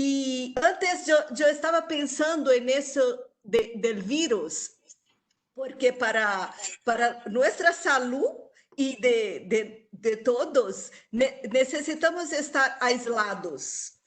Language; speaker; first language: Spanish; non-native, local second language; Portuguese